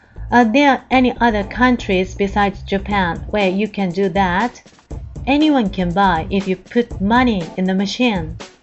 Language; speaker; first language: English; non-native, fluent; Japanese